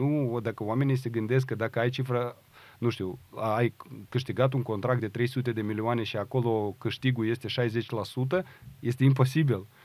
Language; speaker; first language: Romanian; non-native, local second language; Russian